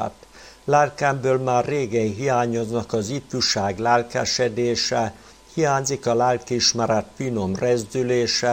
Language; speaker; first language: Hungarian; native; Hungarian